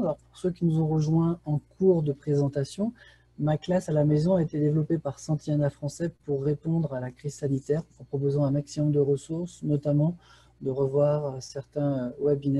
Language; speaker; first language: French; native; French